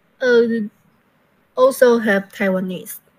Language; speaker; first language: English; non-native, learner; Chinese